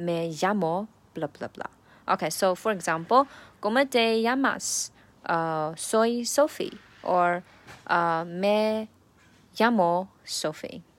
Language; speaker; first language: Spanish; non-native, learner; Chinese